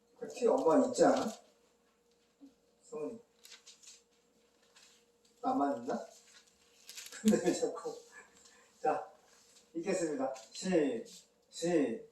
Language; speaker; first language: Korean; native; Korean